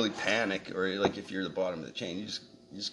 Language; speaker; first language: English; native; English